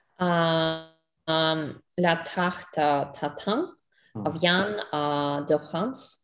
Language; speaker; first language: French; non-native, learner; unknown